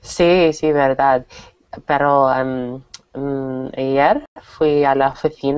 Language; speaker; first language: Spanish; non-native, learner; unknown